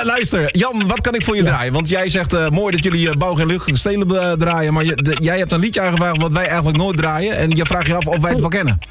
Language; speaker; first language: Dutch; native; Dutch